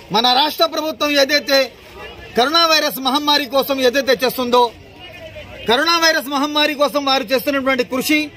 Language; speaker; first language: Telugu; non-native, local second language; Urdu